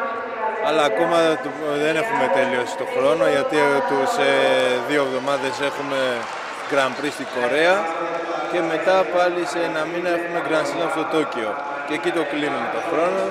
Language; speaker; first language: Greek; non-native, fluent; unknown